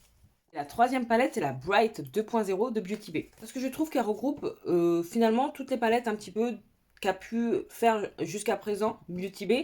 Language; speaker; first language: French; native; French